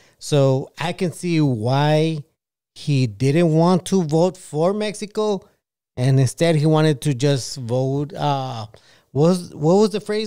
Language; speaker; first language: English; native; English